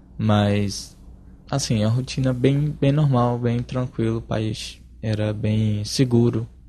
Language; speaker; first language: Portuguese; non-native, fluent; Arabic